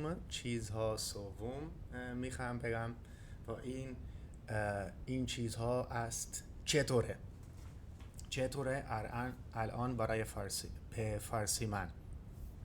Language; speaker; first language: Persian; non-native, learner; Dutch